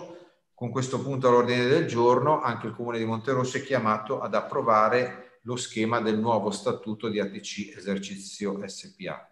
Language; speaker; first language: Italian; native; Italian